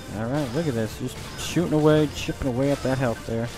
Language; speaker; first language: English; native; English